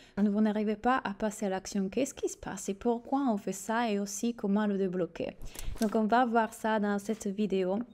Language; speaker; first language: French; native; French